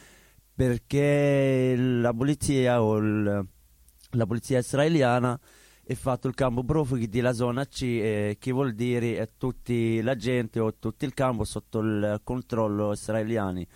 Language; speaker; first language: Italian; non-native, learner; Arabic